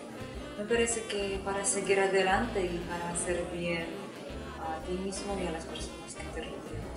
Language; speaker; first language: Spanish; non-native, fluent; Russian